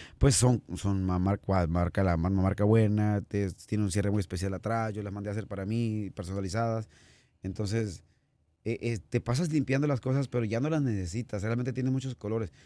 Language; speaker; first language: Spanish; native; Spanish